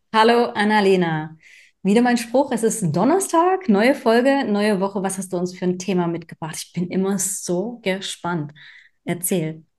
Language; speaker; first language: German; native; German